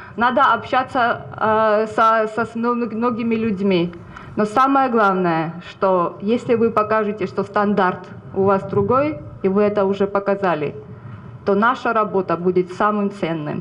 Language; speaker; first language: Russian; non-native, fluent; Georgian